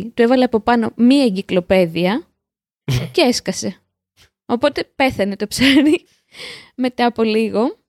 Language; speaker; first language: Greek; native; Greek